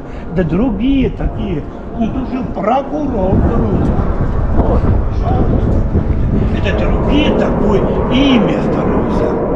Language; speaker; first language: Russian; non-native, fluent; Georgian